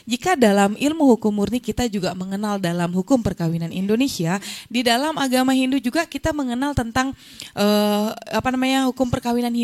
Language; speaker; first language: Indonesian; native; Indonesian